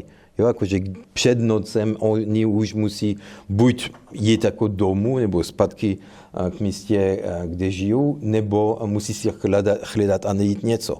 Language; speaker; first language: Czech; non-native, fluent; French